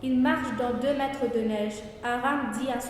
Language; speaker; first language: French; non-native, learner; Italian